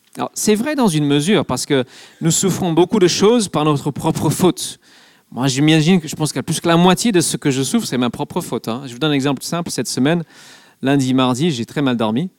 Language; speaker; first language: French; non-native, fluent; English